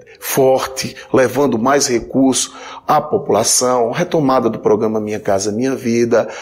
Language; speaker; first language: Portuguese; native; Portuguese